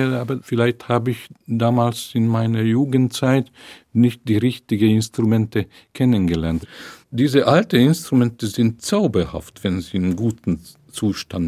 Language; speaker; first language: German; non-native, fluent; Hungarian